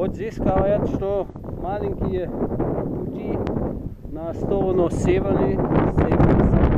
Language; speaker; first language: Russian; non-native, learner; German